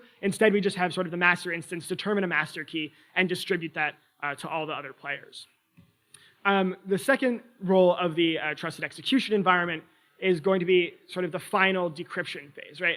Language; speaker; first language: English; native; English